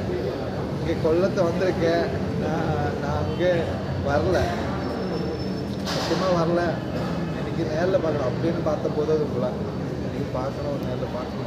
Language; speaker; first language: Tamil; non-native, local second language; Malayalam